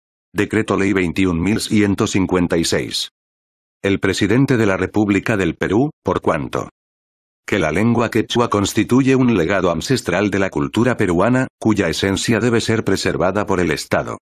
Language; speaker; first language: Spanish; native; Spanish